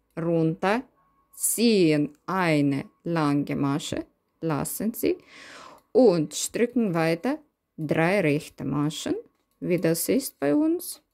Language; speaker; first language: German; non-native, learner; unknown